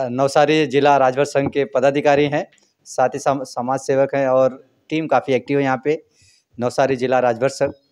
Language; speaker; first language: Hindi; native; Hindi